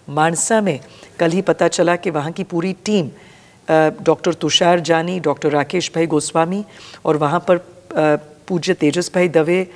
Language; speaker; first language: Hindi; non-native, local second language; Gujarati